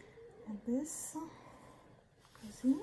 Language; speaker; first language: Italian; non-native, learner; Russian